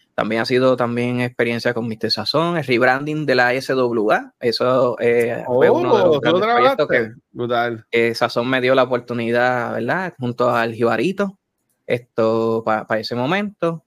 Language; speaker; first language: Spanish; native; Spanish